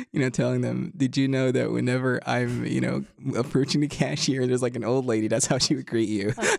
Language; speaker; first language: English; non-native, fluent; Arabic